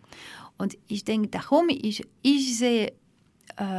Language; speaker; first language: German; non-native, learner; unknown